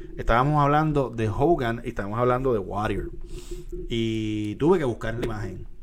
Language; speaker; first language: Spanish; native; Spanish